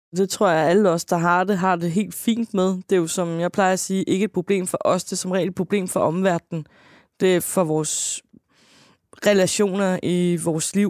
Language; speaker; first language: Danish; native; Danish